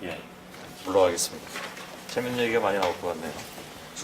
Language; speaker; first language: Korean; native; Korean